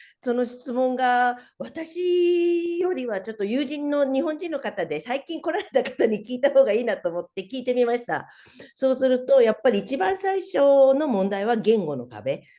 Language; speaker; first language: Japanese; native; Japanese